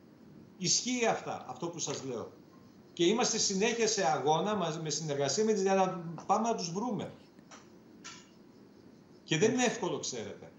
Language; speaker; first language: Greek; native; Greek